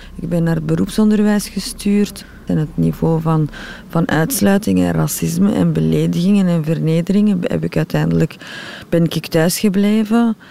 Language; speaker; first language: Dutch; early bilingual, other home language; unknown